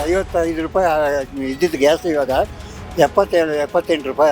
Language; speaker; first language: Kannada; native; Kannada